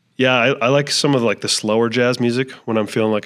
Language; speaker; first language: English; native; English